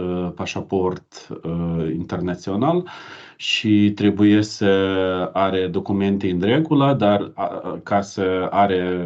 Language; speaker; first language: Romanian; non-native, learner; Ukrainian